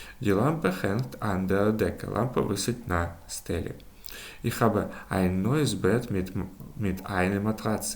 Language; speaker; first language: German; non-native, fluent; Ukrainian